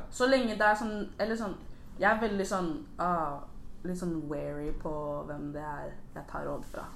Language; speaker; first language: Norwegian; early bilingual, other home language; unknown